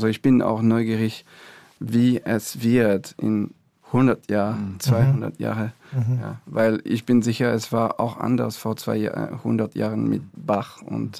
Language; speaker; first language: German; non-native, fluent; French